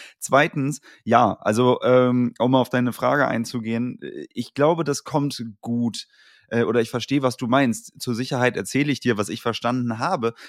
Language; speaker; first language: German; native; German